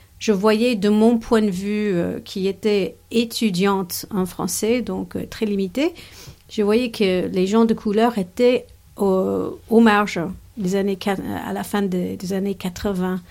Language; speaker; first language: French; non-native, fluent; English